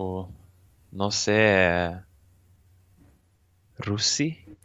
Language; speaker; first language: Spanish; non-native, learner; Swedish